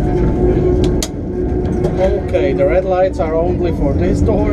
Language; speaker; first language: English; non-native, learner; Swiss German